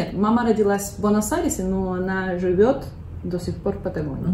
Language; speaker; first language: Russian; early bilingual, heritage; Russian